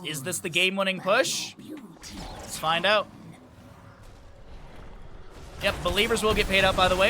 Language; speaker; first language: English; native; English